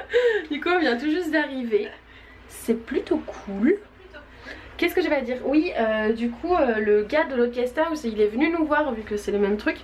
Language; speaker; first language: French; native; French